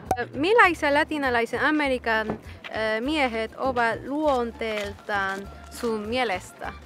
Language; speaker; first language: Finnish; non-native, fluent; Spanish